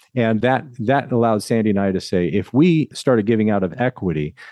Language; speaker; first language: English; native; English